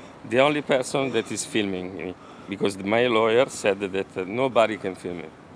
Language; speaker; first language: English; non-native, fluent; Italian